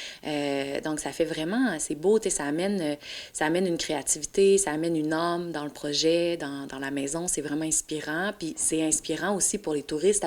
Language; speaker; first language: French; native; French